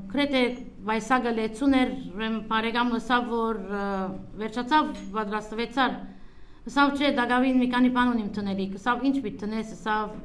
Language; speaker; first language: Armenian; native; Armenian